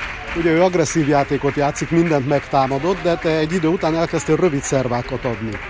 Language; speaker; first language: Hungarian; native; Hungarian